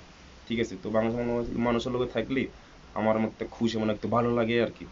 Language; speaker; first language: Bangla; non-native, fluent; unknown